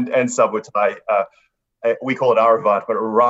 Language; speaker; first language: English; native; English